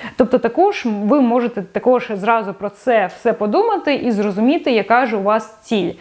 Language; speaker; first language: Ukrainian; non-native, local second language; Russian